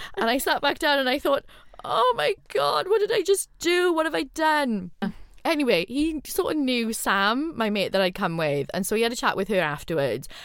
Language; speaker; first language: English; native; English